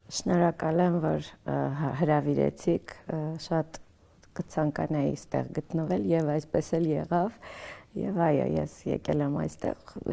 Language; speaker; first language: Armenian; early bilingual, other home language; Russian